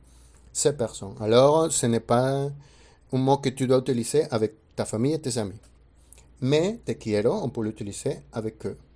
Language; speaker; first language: French; non-native, fluent; Spanish